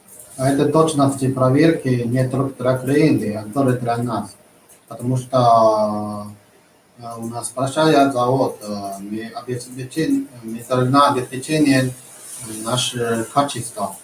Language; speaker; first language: Russian; non-native, learner; Chinese